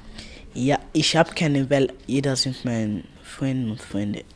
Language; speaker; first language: German; non-native, learner; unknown